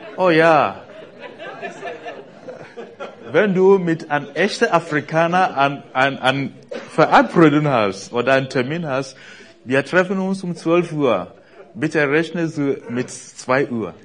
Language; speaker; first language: German; non-native, fluent; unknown